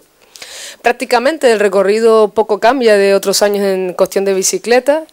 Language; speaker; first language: Spanish; native; Spanish